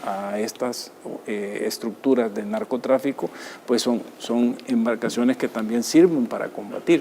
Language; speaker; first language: Spanish; native; Spanish